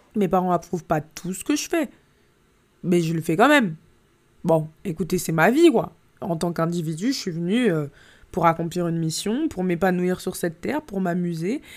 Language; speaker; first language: French; native; French